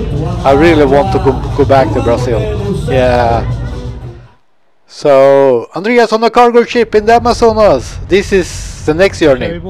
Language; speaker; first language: English; non-native, fluent; Swedish